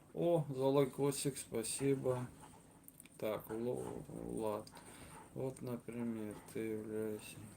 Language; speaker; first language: Russian; native; Russian